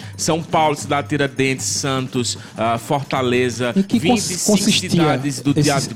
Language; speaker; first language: Portuguese; native; Portuguese